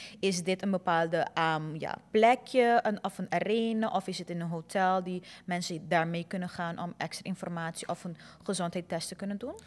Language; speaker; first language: Dutch; non-native, local second language; Papiamento